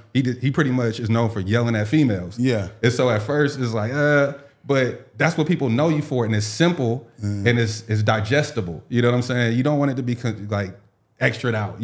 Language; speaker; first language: English; native; English